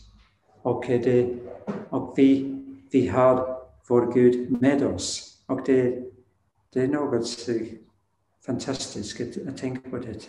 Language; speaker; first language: Swedish; non-native, fluent; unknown